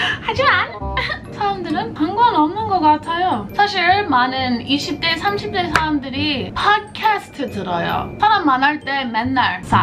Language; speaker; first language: Korean; non-native, fluent; English